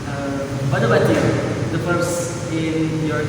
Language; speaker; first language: English; non-native, learner; Indonesian